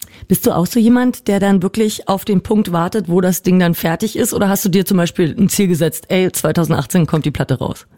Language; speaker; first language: German; native; German